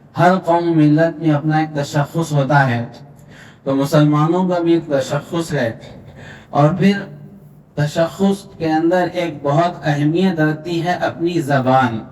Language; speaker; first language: Urdu; native; Urdu